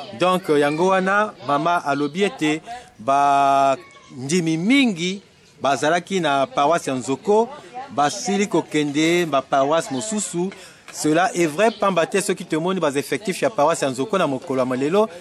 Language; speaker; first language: Lingala; native; Lingala